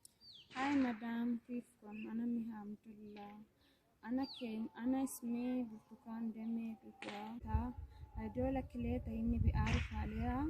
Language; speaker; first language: Arabic; non-native, learner; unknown